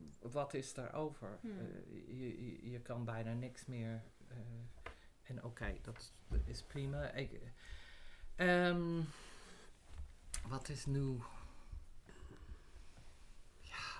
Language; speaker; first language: Dutch; non-native, fluent; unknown